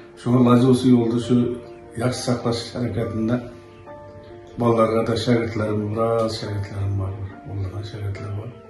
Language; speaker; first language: Uzbek; native; Uzbek